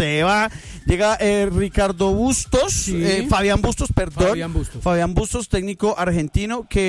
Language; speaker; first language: Spanish; native; Spanish